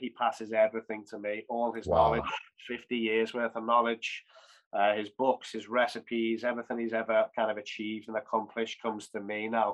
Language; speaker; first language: English; native; English